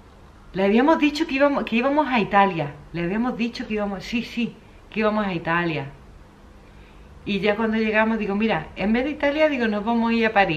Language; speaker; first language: Spanish; native; Spanish